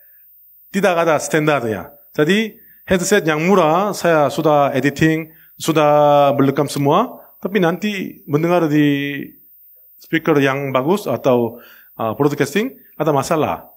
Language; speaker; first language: Indonesian; non-native, learner; Korean